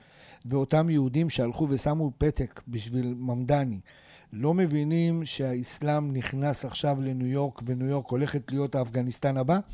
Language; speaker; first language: Hebrew; native; Hebrew